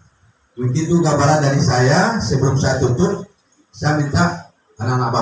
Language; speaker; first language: Indonesian; native; Indonesian